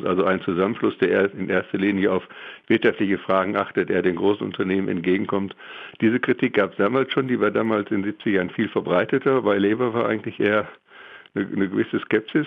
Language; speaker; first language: German; native; German